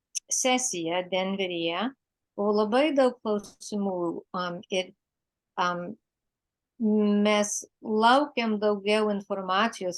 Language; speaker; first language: Lithuanian; early bilingual, heritage; Lithuanian